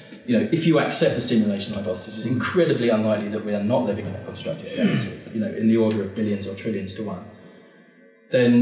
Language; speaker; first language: English; native; English